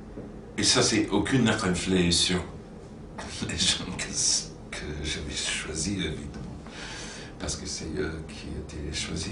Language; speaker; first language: French; non-native, fluent; English